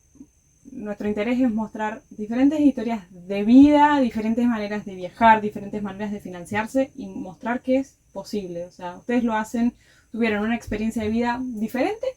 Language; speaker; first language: Spanish; native; Spanish